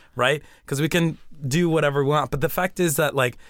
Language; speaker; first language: English; early bilingual, other home language; Spanish